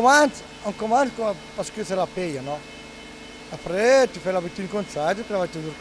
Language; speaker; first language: French; non-native, learner; Italian